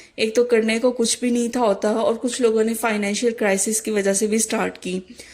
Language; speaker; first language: Urdu; native; Urdu